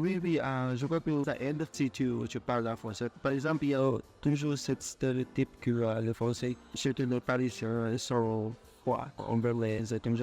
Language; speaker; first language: French; non-native, fluent; Filipino